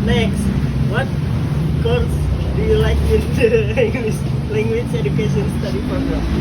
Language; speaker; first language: English; non-native, learner; Indonesian